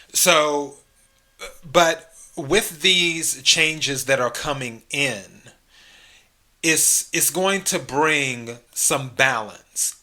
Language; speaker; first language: English; native; English